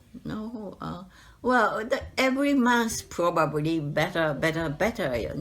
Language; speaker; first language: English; non-native, learner; Japanese